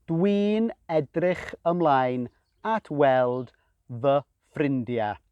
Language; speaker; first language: Welsh; non-native, fluent; English